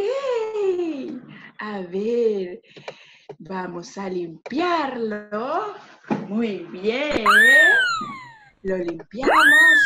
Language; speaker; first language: Spanish; non-native, fluent; English